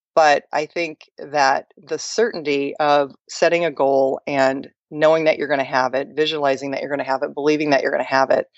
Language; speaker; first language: English; native; English